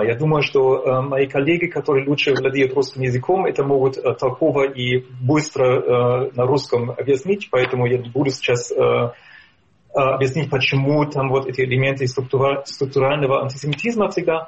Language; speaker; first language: Russian; non-native, fluent; German